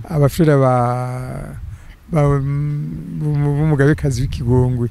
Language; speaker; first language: Rundi; native; Rundi